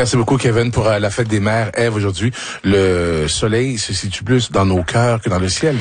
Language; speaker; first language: French; native; French